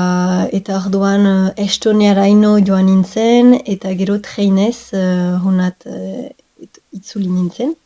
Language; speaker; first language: Basque; non-native, local second language; French